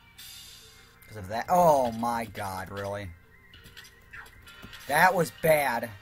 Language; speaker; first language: English; native; English